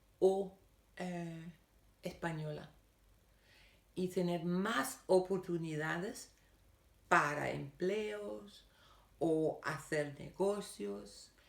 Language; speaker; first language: Spanish; non-native, fluent; Danish